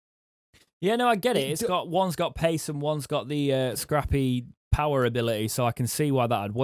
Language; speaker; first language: English; native; English